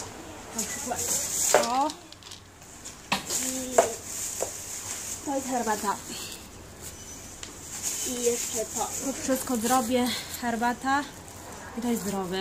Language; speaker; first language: Polish; non-native, learner; Chinese